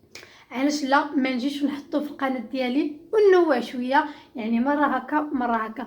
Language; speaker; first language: Arabic; native; Arabic